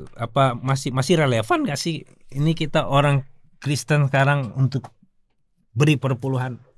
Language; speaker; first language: Indonesian; native; Indonesian